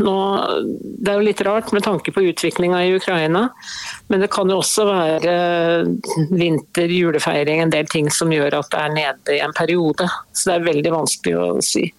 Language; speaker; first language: Norwegian; native; Norwegian